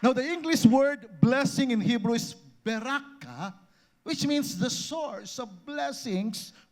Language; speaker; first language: English; non-native, local second language; Filipino